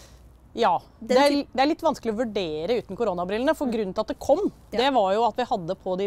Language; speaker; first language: Norwegian; native; Norwegian